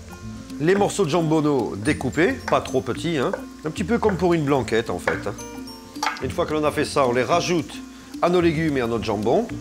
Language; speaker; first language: French; native; French